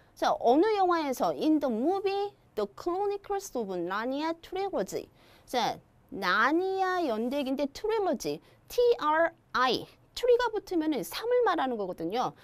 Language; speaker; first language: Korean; native; Korean